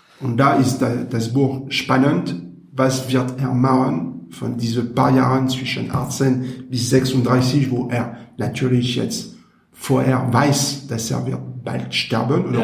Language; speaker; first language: German; non-native, learner; French